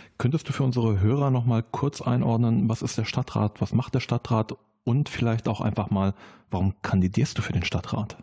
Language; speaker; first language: German; native; German